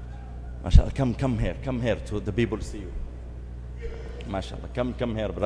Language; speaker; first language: Arabic; native; Arabic